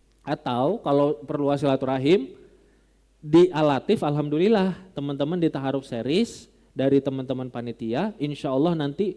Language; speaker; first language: Indonesian; non-native, local second language; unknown